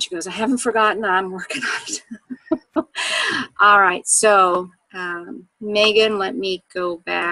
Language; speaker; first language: English; native; English